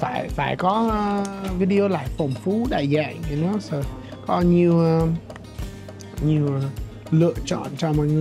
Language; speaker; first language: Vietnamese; non-native, learner; English